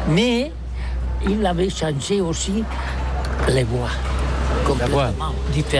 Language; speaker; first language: French; non-native, learner; Catalan